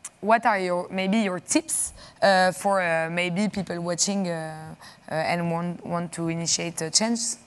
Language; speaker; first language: English; non-native, fluent; French